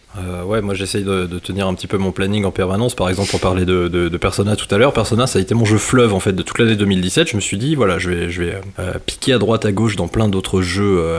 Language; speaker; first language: French; native; French